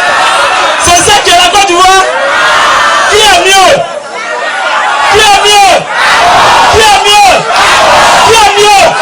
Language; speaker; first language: French; non-native, local second language; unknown